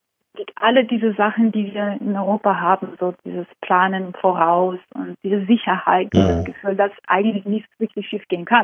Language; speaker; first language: German; non-native, fluent; Georgian